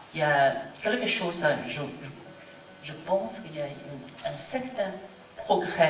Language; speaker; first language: French; non-native, fluent; Chinese